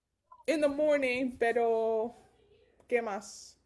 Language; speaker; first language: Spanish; early bilingual, heritage; Spanish